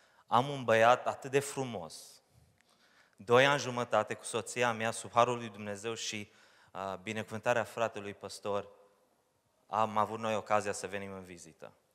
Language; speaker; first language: Romanian; early bilingual, heritage; Romanian